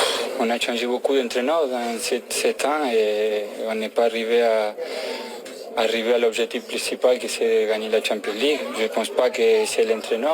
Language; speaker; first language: French; non-native, fluent; Spanish